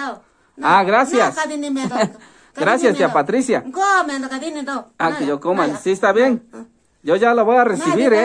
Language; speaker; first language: Spanish; native; Spanish